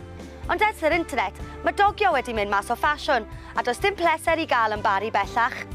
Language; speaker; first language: Welsh; native; Welsh